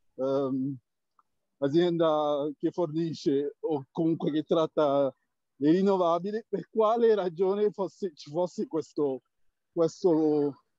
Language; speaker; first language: Italian; early bilingual, other home language; French